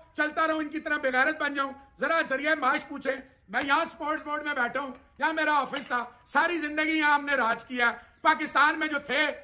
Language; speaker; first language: Urdu; native; Urdu